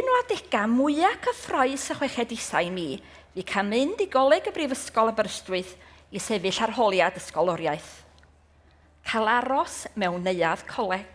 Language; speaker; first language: Welsh; native; Welsh